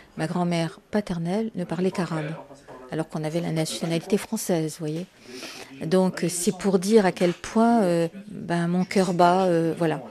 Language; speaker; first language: French; native; French